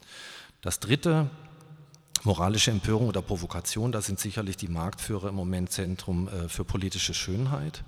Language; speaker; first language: German; native; German